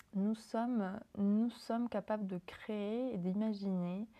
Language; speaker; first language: French; non-native, fluent; Spanish